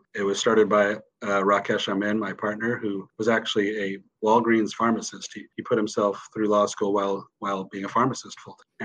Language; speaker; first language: English; native; English